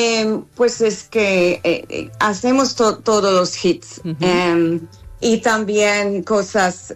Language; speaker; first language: Spanish; non-native, fluent; English